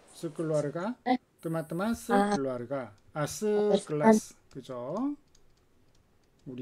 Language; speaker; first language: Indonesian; non-native, learner; Korean